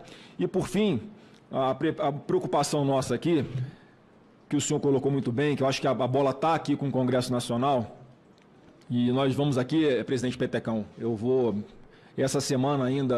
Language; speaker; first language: Portuguese; native; Portuguese